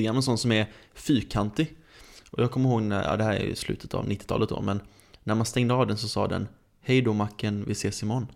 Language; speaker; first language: Swedish; native; Swedish